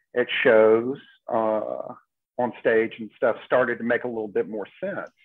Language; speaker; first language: English; native; English